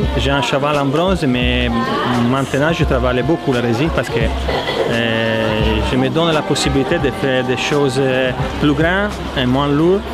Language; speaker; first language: French; non-native, learner; Italian